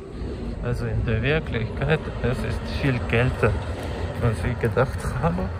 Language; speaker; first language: German; non-native, learner; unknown